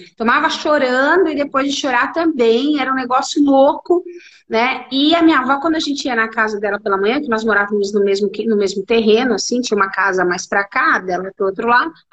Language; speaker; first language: Portuguese; native; Portuguese